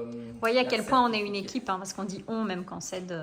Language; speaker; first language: French; native; French